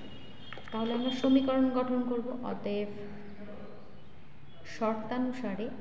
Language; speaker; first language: Bangla; native; Bangla